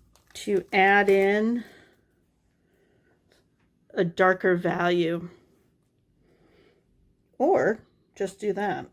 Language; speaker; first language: English; native; English